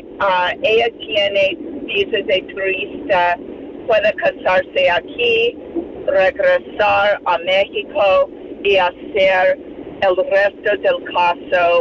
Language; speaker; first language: Spanish; non-native, learner; English